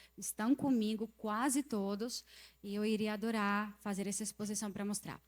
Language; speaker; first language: Portuguese; non-native, fluent; Russian